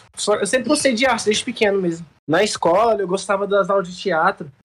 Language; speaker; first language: Portuguese; native; Portuguese